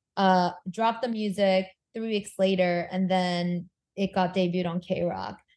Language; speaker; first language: English; early bilingual, other home language; Korean